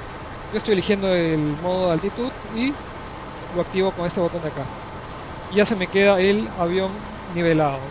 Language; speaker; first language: Spanish; native; Spanish